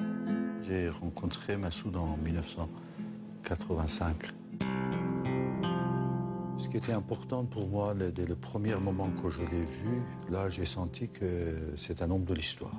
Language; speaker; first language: French; non-native, fluent; Persian